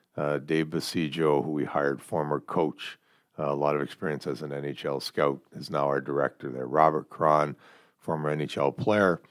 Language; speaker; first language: English; native; English